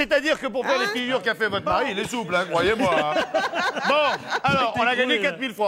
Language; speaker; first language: French; native; French